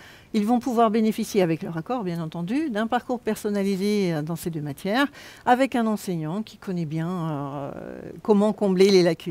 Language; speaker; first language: French; native; French